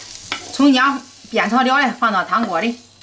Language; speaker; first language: Chinese; native; Chinese